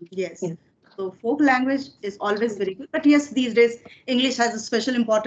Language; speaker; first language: English; non-native, fluent; Hindi